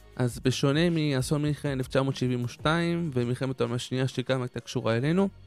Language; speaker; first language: Hebrew; native; Hebrew